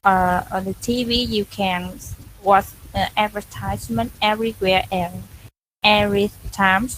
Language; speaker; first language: English; non-native, learner; Vietnamese